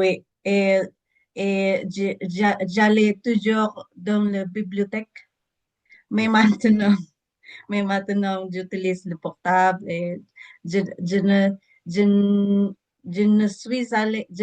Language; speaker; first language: French; non-native, learner; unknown